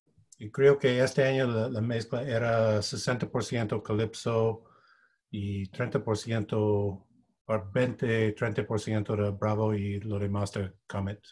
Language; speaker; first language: Spanish; non-native, fluent; English